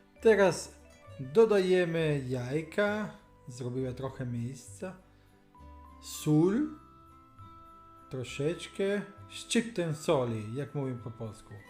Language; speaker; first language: Polish; non-native, learner; Italian